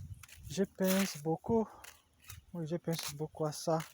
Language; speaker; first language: French; non-native, learner; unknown